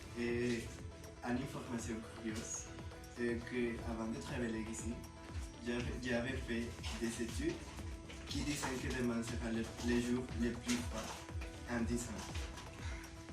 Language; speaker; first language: French; non-native, learner; Spanish